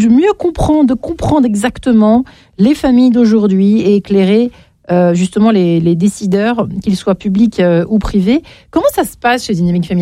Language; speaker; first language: French; native; French